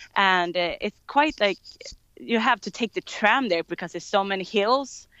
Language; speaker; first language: English; non-native, fluent; Swedish